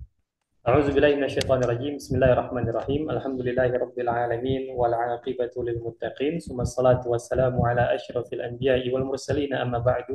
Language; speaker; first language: Arabic; non-native, fluent; Indonesian